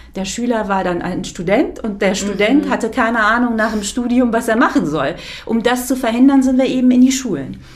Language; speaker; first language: German; early bilingual, other home language; Kurdish